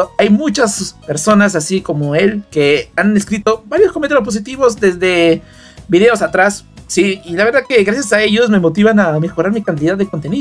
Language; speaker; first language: Spanish; native; Spanish